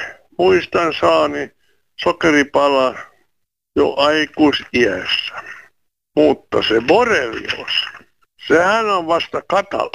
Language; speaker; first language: Finnish; native; Finnish